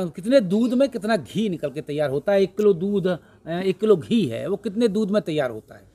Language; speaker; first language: Hindi; native; Hindi